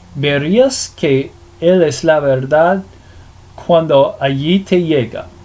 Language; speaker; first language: Spanish; non-native, learner; English